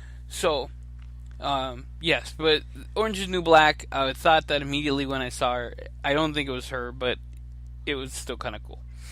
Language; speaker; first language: English; native; English